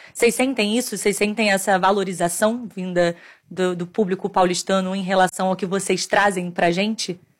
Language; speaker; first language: Portuguese; native; Portuguese